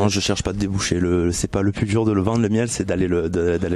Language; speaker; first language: French; native; French